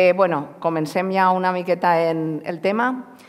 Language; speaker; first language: Spanish; non-native, local second language; Catalan